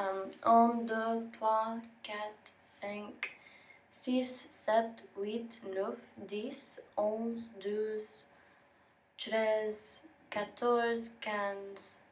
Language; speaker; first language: French; non-native, learner; English